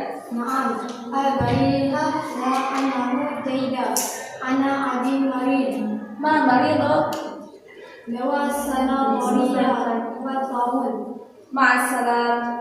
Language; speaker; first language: Arabic; non-native, learner; Indonesian